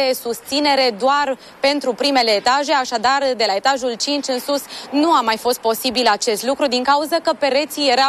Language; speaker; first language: Romanian; native; Romanian